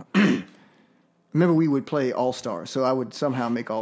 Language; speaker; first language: English; native; English